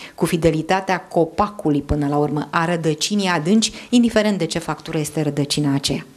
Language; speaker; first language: Romanian; native; Romanian